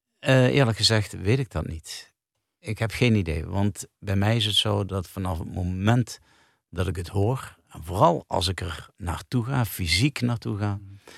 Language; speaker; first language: Dutch; native; Dutch